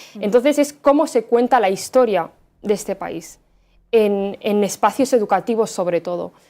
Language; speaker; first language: Spanish; early bilingual, other home language; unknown